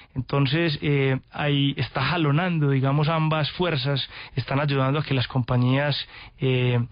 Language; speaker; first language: Spanish; native; Spanish